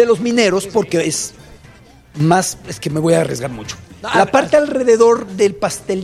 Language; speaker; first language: Spanish; native; Spanish